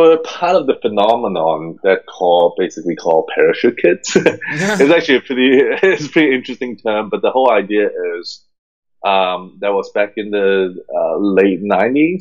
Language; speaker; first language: English; early bilingual, other home language; Cantonese